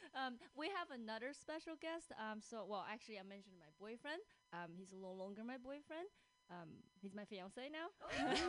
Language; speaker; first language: English; non-native, fluent; Chinese